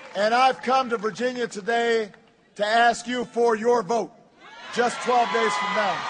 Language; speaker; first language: English; native; English